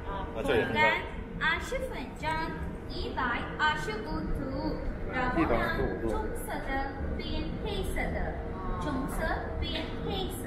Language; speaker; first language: Chinese; non-native, learner; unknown